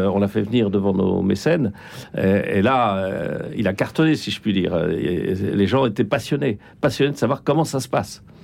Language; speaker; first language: French; native; French